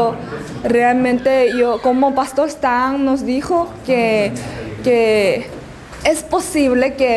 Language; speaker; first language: Spanish; non-native, learner; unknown